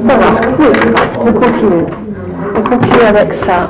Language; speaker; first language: French; non-native, fluent; English